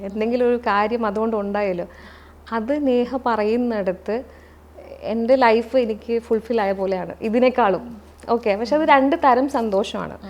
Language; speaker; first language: Malayalam; native; Malayalam